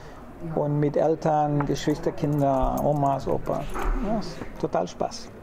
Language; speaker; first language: German; non-native, fluent; Spanish